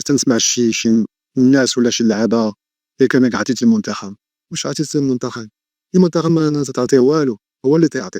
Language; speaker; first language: Arabic; early bilingual, heritage; Arabic